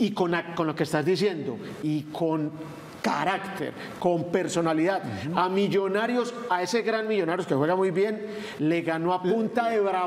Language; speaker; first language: Spanish; native; Spanish